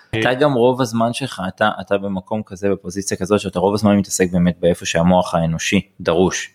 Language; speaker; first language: Hebrew; native; Hebrew